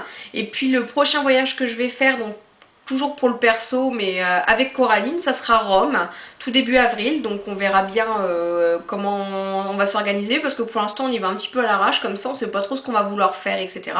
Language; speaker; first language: French; native; French